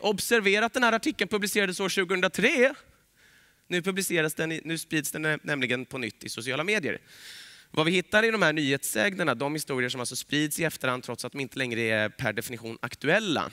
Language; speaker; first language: Swedish; native; Swedish